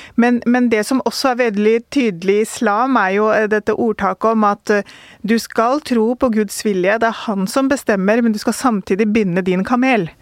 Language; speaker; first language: Norwegian; early bilingual, other home language; Urdu